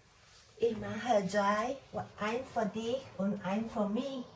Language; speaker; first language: German; non-native, learner; Indonesian